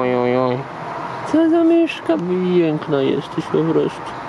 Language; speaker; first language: Polish; native; Polish